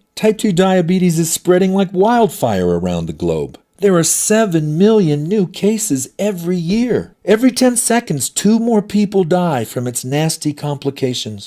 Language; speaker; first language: English; native; English